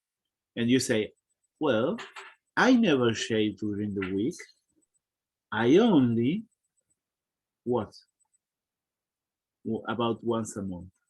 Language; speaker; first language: English; non-native, fluent; Spanish